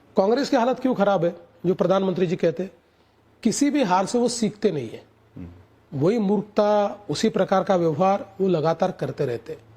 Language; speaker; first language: Hindi; non-native, local second language; Marathi